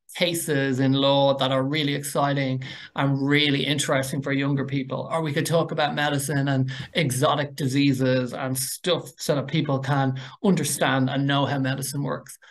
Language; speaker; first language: English; native; English